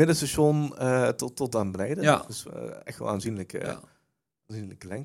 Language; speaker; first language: Dutch; native; Dutch